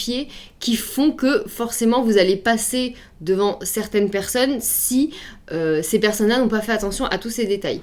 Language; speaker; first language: French; native; French